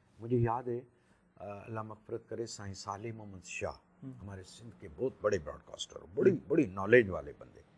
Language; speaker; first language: Urdu; non-native, local second language; Sindhi